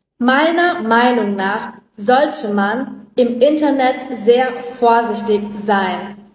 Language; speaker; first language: German; non-native, learner; Vietnamese